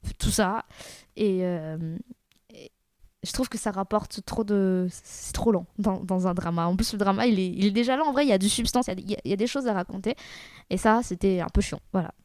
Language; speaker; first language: French; native; French